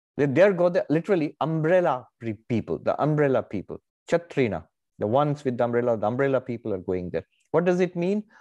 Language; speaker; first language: English; non-native, local second language; Bangla